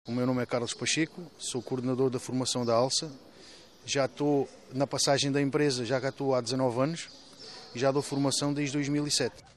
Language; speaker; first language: Portuguese; native; Portuguese